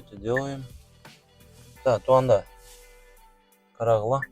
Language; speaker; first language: Russian; non-native, learner; Kyrgyz